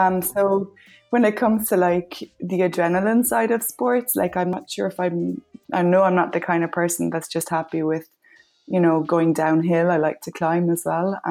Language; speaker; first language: English; native; English